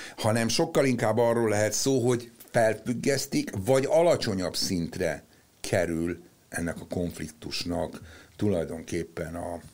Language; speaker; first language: Hungarian; native; Hungarian